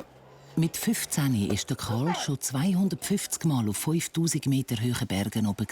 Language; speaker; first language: German; native; German